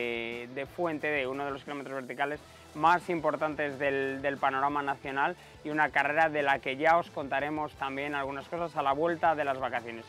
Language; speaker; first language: Spanish; native; Spanish